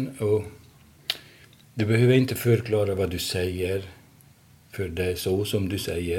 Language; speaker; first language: Swedish; non-native, fluent; Hungarian